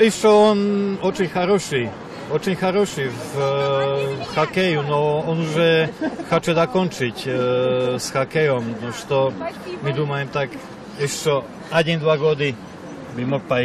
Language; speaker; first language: Russian; non-native, learner; Slovak